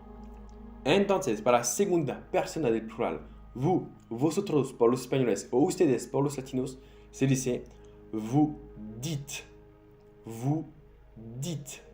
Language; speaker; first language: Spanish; non-native, fluent; French